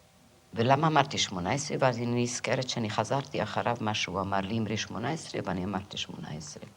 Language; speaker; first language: Hebrew; non-native, fluent; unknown